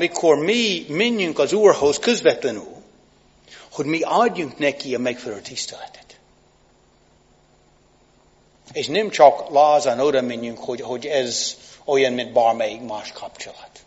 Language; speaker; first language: Hungarian; non-native, fluent; English